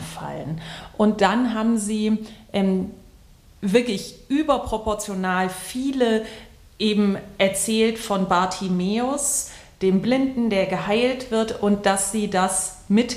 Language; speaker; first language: German; native; German